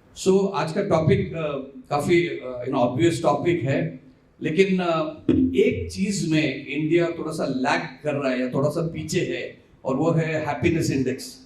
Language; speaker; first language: Hindi; non-native, local second language; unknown